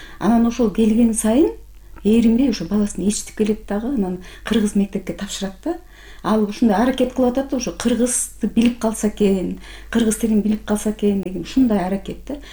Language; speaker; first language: Kyrgyz; native; Kyrgyz